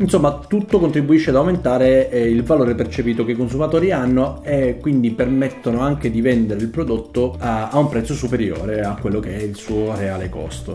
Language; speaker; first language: Italian; native; Italian